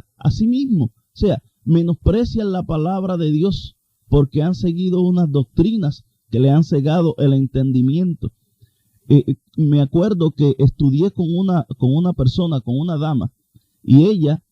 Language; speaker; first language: Spanish; native; Spanish